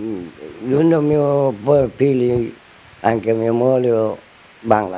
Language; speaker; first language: Italian; non-native, learner; Bangla